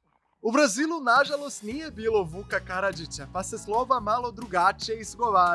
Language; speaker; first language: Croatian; non-native, fluent; Portuguese